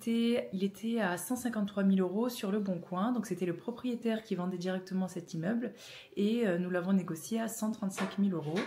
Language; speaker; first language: French; native; French